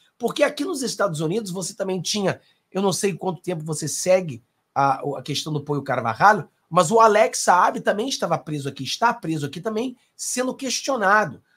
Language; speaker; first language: Portuguese; non-native, fluent; Spanish